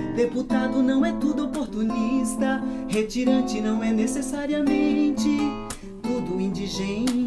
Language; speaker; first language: Portuguese; native; Portuguese